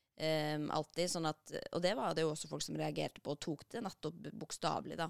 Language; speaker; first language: Norwegian; native; Norwegian